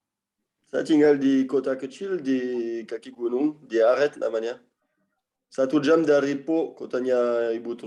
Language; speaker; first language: Indonesian; non-native, fluent; French